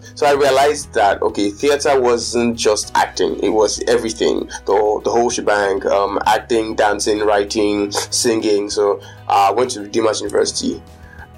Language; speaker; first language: English; non-native, local second language; Yoruba